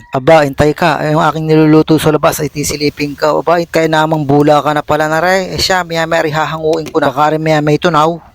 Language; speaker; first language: Filipino; native; Filipino